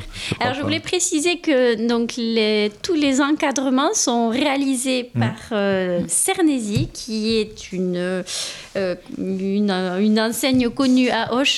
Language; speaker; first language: French; native; French